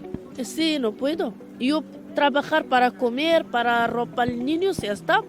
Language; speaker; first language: Spanish; non-native, learner; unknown